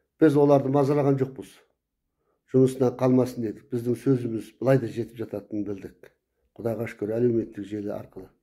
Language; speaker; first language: Kazakh; native; Kazakh